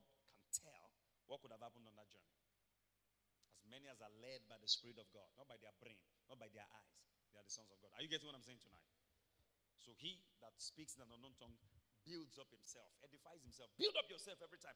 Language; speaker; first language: English; non-native, local second language; Yoruba